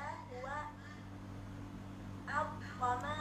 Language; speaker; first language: Arabic; non-native, learner; Indonesian